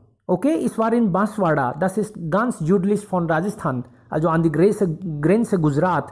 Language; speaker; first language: German; non-native, fluent; Hindi